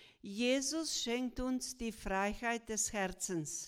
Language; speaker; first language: German; non-native, fluent; Croatian